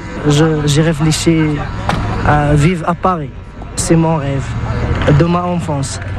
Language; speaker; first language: French; non-native, learner; Arabic